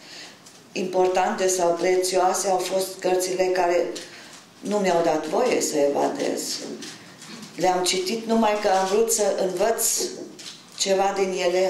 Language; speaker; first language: Romanian; non-native, local second language; German